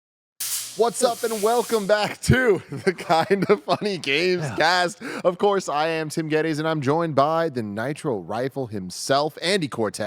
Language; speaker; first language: English; native; English